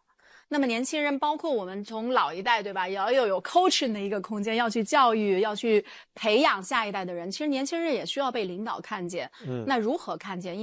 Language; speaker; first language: Chinese; native; Chinese